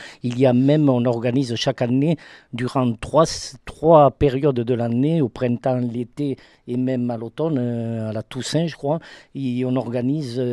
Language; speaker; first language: French; native; French